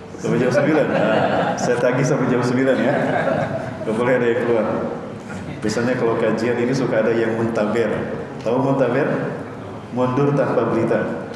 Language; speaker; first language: Indonesian; native; Indonesian